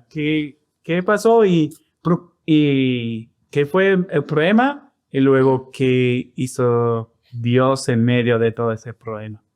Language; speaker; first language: Spanish; non-native, fluent; English